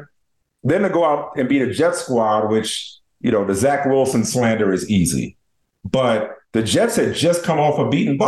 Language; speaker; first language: English; native; English